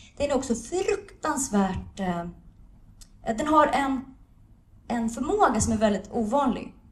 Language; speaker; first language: Swedish; native; Swedish